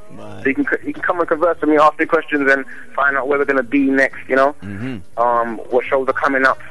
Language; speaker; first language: English; native; English